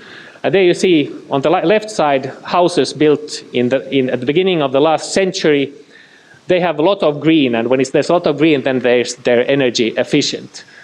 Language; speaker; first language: English; non-native, fluent; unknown